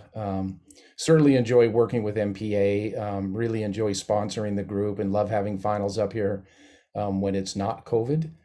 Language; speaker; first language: English; native; English